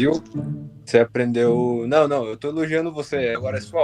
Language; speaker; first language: Portuguese; non-native, fluent; Japanese